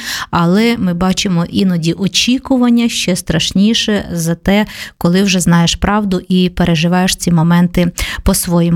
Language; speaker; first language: Ukrainian; native; Ukrainian